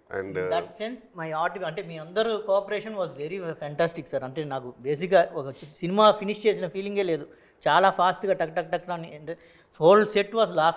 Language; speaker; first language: Telugu; native; Telugu